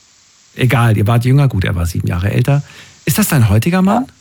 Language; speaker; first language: German; native; German